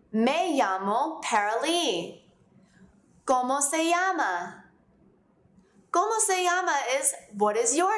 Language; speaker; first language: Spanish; non-native, fluent; English